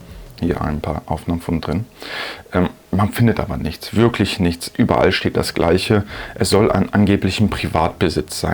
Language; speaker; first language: German; native; German